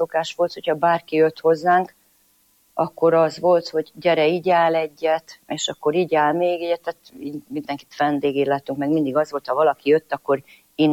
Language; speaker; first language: Hungarian; non-native, local second language; Croatian